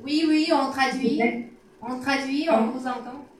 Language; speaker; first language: French; non-native, fluent; Russian